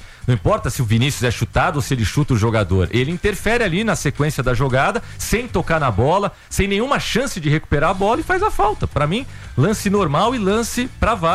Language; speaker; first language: Portuguese; native; Portuguese